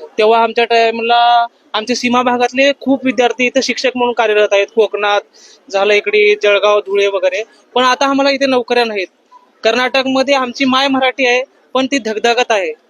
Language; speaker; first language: Marathi; native; Marathi